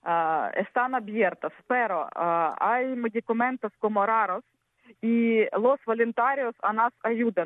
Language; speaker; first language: Spanish; non-native, learner; Ukrainian